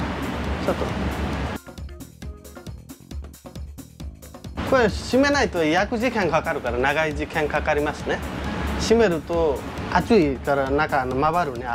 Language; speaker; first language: Japanese; non-native, learner; Nepali